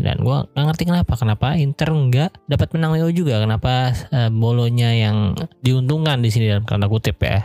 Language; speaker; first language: Indonesian; native; Indonesian